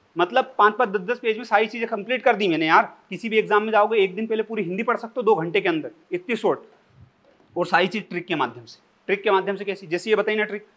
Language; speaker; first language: Hindi; native; Hindi